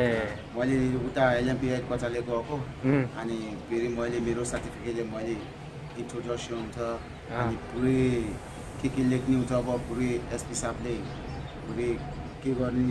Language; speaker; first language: Nepali; non-native, learner; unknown